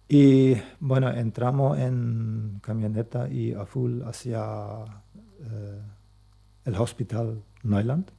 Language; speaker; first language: Spanish; non-native, local second language; Plautdietsch